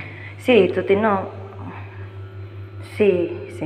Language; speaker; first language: Italian; non-native, learner; Filipino